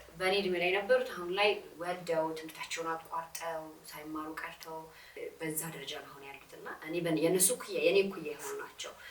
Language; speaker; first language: Amharic; non-native, local second language; Sebat Bet Gurage